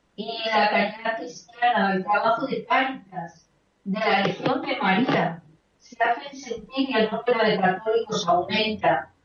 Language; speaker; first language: Spanish; native; Spanish